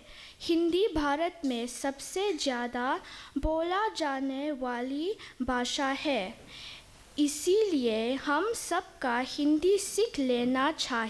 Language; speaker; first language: Hindi; non-native, local second language; Mizo